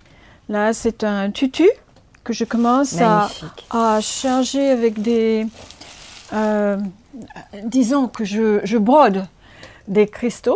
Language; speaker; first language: French; non-native, fluent; English